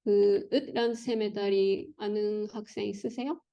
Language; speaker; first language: Korean; non-native, learner; Japanese